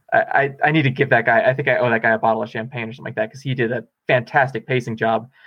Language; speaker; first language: English; native; English